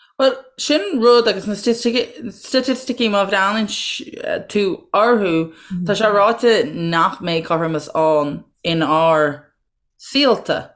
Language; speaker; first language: Irish; native; Irish